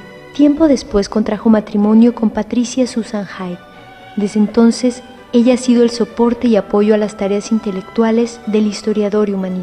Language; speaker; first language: Spanish; native; Spanish